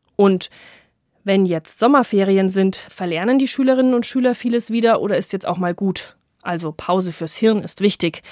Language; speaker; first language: German; native; German